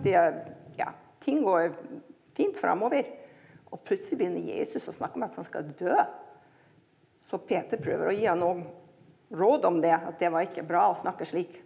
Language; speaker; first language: Norwegian; non-native, fluent; English